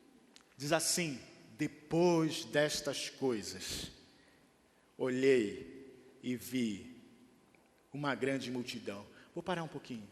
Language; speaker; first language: Portuguese; native; Portuguese